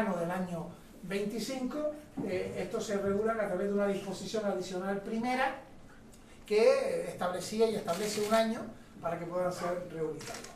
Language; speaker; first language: Spanish; native; Spanish